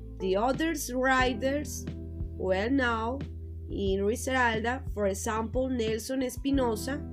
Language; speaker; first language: English; non-native, learner; Spanish